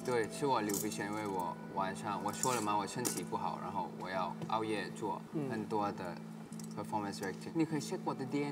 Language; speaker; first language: Chinese; non-native, learner; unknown